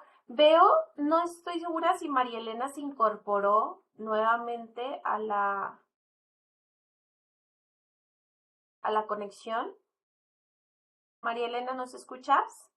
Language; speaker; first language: Spanish; native; Spanish